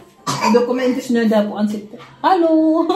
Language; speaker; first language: Swedish; non-native, learner; Filipino